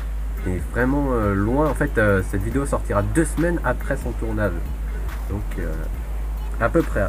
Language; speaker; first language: French; native; French